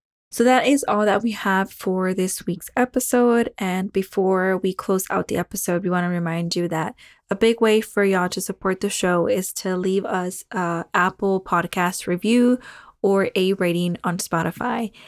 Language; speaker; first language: English; early bilingual, other home language; Spanish